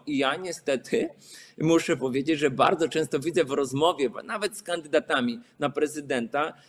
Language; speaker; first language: Polish; native; Polish